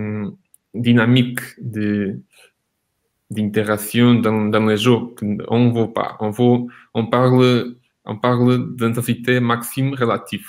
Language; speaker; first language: French; non-native, fluent; Portuguese